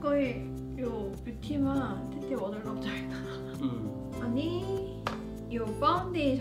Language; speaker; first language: Nepali; non-native, fluent; Korean